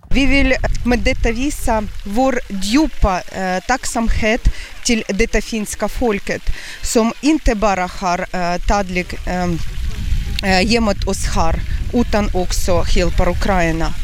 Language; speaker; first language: Swedish; non-native, learner; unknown